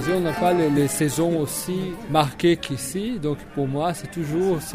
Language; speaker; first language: French; non-native, fluent; Portuguese